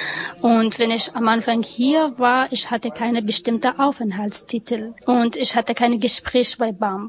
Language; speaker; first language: German; non-native, learner; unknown